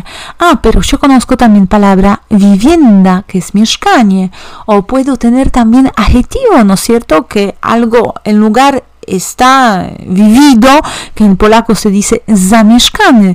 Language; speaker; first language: Spanish; non-native, fluent; Polish